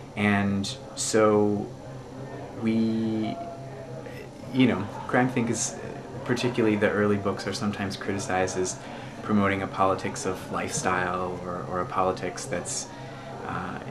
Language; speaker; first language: English; native; English